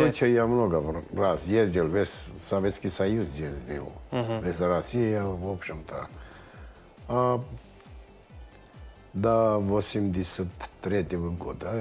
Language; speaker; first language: Russian; non-native, local second language; Armenian